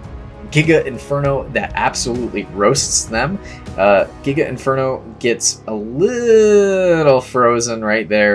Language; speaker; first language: English; native; English